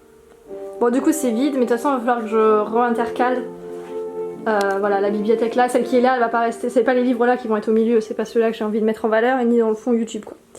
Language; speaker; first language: French; native; French